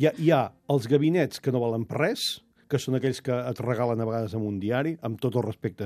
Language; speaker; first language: Catalan; native; Catalan